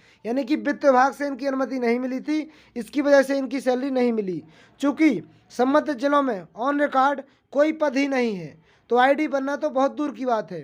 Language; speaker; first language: Hindi; native; Hindi